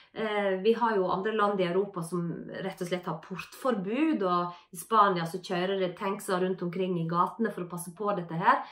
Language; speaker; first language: Norwegian; native; Norwegian